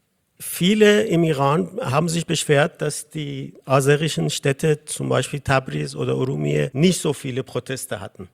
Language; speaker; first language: German; non-native, fluent; Persian